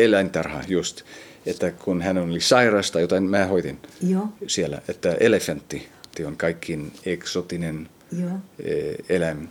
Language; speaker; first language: Finnish; early bilingual, heritage; Finnish